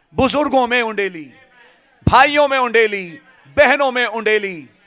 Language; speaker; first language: Hindi; native; Hindi